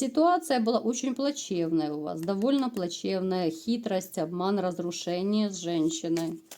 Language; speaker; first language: Russian; native; Russian